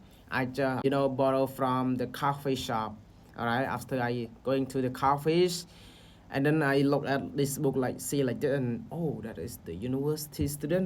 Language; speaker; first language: English; non-native, learner; Khmer